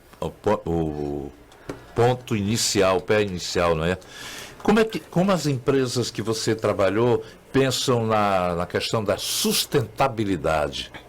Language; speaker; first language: Portuguese; native; Portuguese